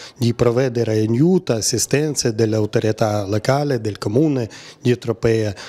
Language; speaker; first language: Italian; non-native, learner; Ukrainian